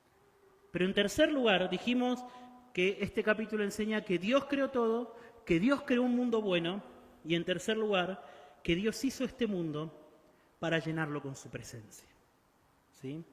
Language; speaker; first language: Spanish; native; Spanish